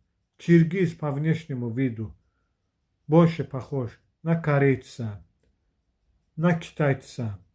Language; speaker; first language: Russian; non-native, fluent; Azerbaijani